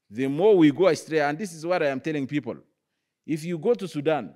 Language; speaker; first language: English; non-native, fluent; Arabic